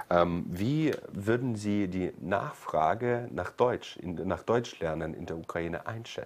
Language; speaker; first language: German; non-native, fluent; Ukrainian